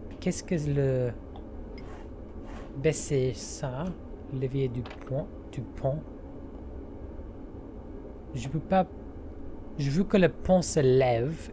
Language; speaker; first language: French; non-native, learner; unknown